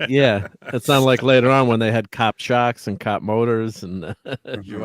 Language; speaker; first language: English; native; English